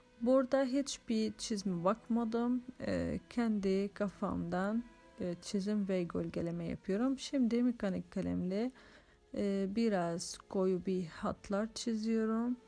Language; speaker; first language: Turkish; non-native, fluent; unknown